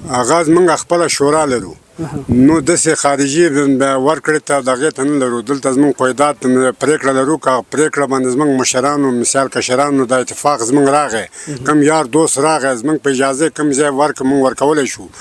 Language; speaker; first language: Pashto; non-native, local second language; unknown